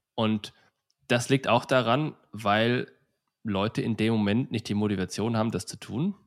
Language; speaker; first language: German; native; German